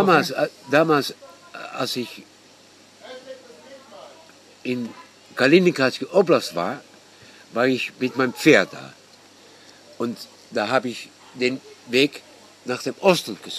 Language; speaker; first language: German; non-native, fluent; Dutch